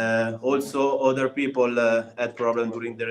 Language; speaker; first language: English; non-native, learner; Italian